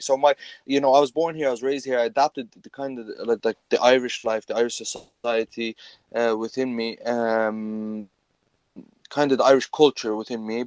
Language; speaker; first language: English; native; English